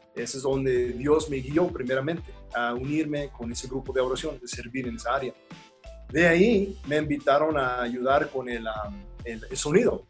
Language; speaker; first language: Spanish; early bilingual, heritage; Spanish